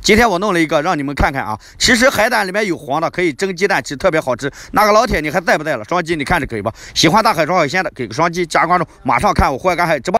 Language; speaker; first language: Chinese; native; Chinese